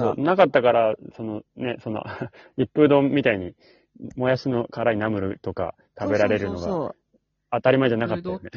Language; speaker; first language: Japanese; native; Japanese